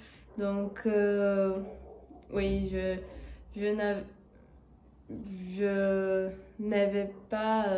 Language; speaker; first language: French; non-native, learner; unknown